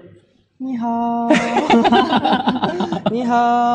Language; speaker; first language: Chinese; non-native, learner; Japanese